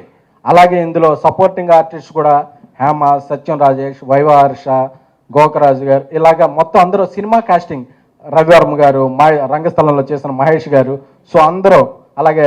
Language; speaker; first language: Telugu; native; Telugu